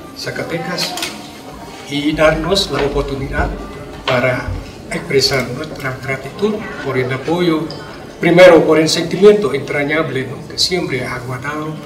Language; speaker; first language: Spanish; non-native, fluent; Vietnamese